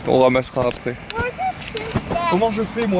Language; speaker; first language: French; native; French